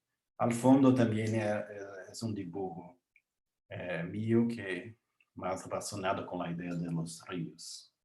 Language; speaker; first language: Spanish; non-native, learner; Portuguese